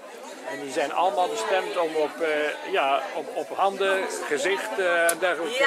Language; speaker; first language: Dutch; native; Dutch